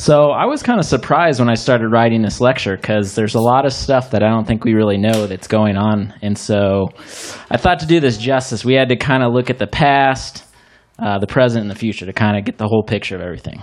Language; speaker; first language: English; native; English